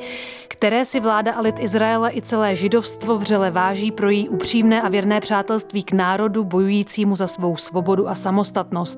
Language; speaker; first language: Czech; native; Czech